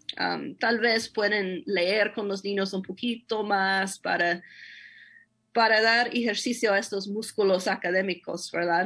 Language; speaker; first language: Spanish; non-native, fluent; English